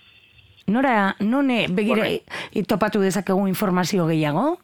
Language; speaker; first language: Basque; native; Basque